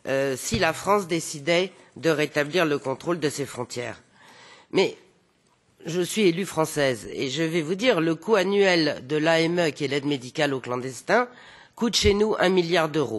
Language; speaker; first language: French; native; French